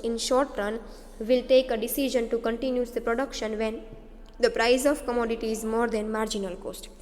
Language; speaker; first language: English; non-native, local second language; Gujarati